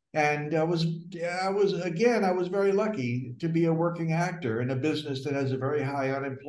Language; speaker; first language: English; native; English